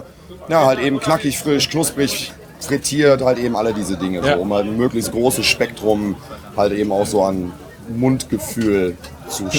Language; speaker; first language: German; native; German